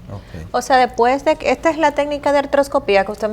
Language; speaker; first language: Spanish; native; Spanish